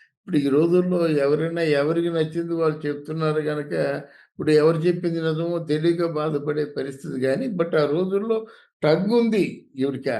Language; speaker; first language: Telugu; native; Telugu